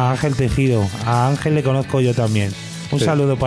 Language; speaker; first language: Spanish; native; Spanish